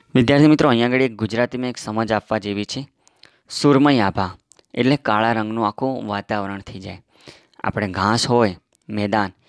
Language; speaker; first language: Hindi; non-native, local second language; Gujarati